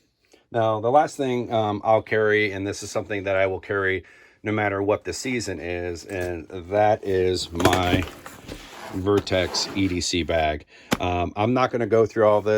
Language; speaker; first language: English; native; English